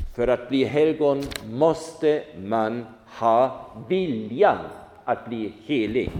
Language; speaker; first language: Swedish; non-native, fluent; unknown